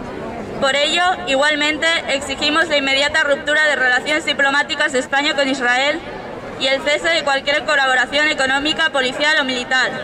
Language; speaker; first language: Spanish; native; Spanish